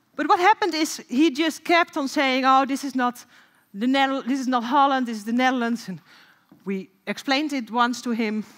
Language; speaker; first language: English; non-native, fluent; Dutch